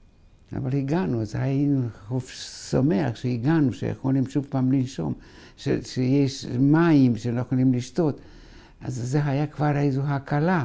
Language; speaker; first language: Hebrew; non-native, fluent; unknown